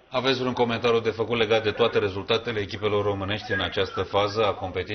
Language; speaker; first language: Romanian; native; Romanian